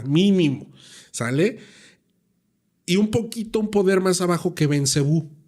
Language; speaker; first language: Spanish; native; Spanish